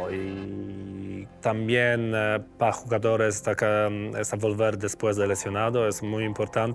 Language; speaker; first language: Spanish; non-native, learner; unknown